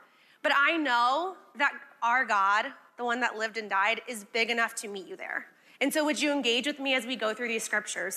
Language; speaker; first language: English; native; English